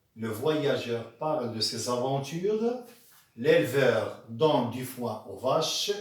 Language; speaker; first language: French; non-native, local second language; Arabic